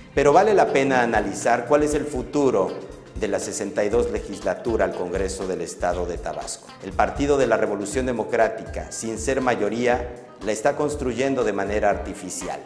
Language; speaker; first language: Spanish; native; Spanish